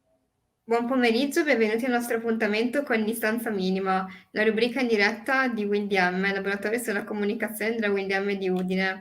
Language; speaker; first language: Italian; native; Italian